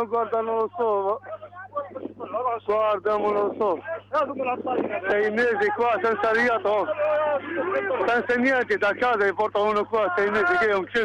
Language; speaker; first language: Italian; non-native, learner; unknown